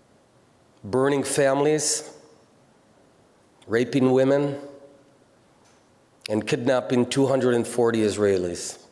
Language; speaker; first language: English; non-native, local second language; Hebrew